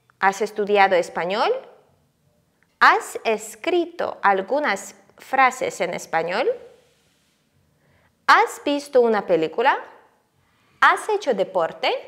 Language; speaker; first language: Spanish; non-native, fluent; Ukrainian